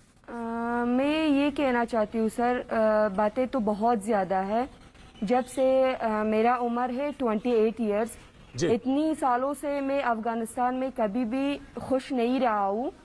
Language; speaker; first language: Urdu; non-native, fluent; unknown